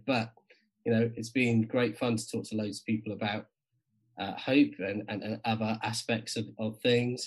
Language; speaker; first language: English; native; English